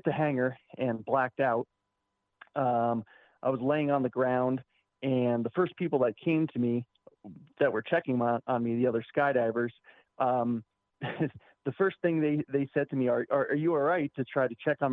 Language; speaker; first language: English; native; English